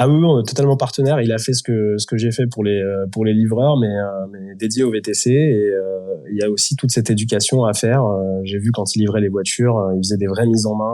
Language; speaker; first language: French; native; French